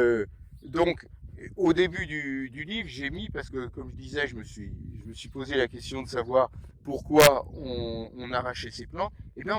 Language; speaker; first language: French; native; French